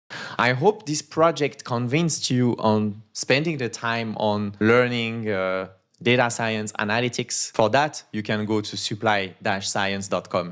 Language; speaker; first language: English; non-native, fluent; French